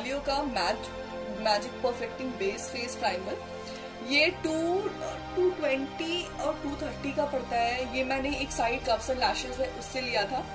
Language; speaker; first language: Hindi; native; Hindi